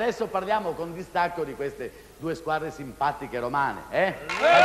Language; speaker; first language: Italian; native; Italian